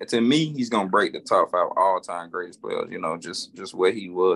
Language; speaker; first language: English; native; English